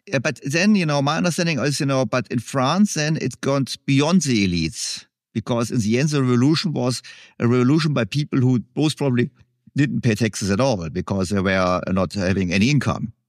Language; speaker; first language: English; non-native, fluent; German